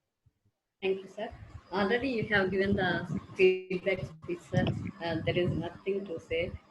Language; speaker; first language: English; non-native, learner; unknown